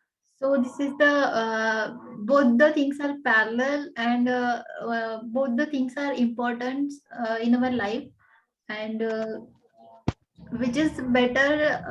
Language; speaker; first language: English; non-native, learner; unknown